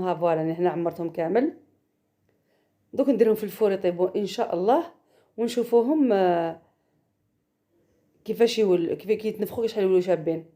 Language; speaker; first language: Arabic; native; Arabic